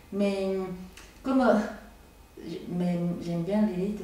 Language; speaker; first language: French; non-native, learner; Japanese